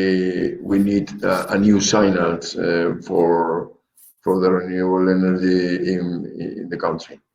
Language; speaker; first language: English; non-native, learner; Spanish